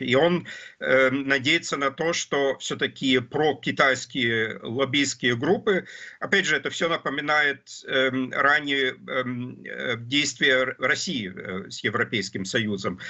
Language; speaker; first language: Russian; non-native, fluent; German